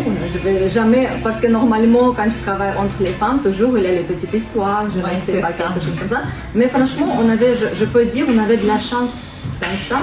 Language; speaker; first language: French; non-native, learner; Russian